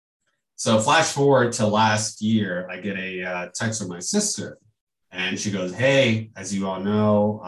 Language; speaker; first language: English; native; English